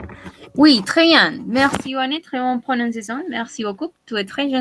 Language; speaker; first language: French; non-native, learner; Spanish